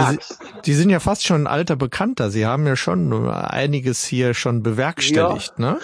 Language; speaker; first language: German; native; German